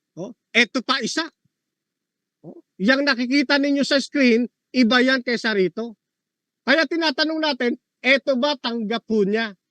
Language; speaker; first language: Filipino; native; Filipino